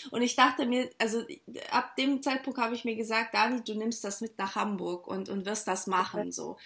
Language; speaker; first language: German; early bilingual, other home language; Portuguese